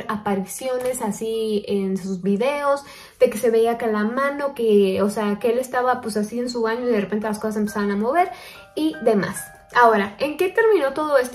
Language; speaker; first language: Spanish; native; Spanish